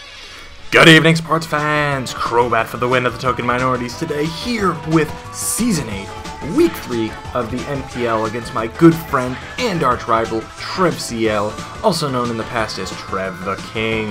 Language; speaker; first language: English; native; English